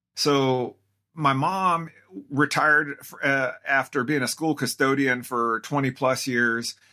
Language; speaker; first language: English; native; English